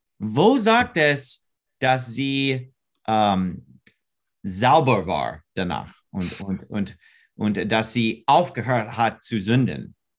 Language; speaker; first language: German; non-native, learner; English